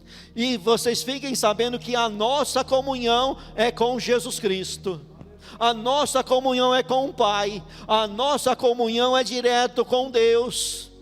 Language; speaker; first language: Portuguese; native; Portuguese